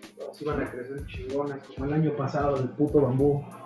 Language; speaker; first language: Spanish; native; Spanish